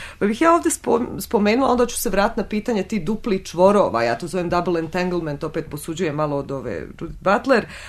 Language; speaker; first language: Bosnian; native; Bosnian